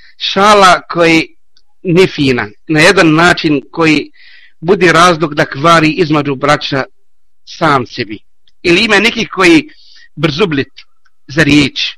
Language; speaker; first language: Bosnian; non-native, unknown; Arabic